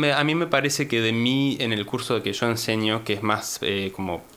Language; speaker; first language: Spanish; native; Spanish